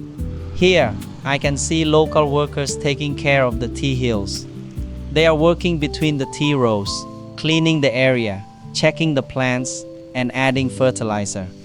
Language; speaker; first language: English; non-native, fluent; Vietnamese